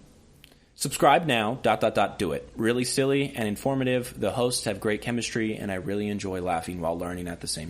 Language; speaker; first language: English; native; English